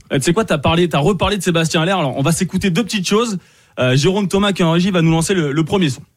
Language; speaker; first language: French; native; French